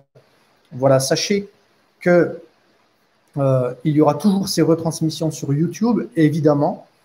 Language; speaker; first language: French; native; French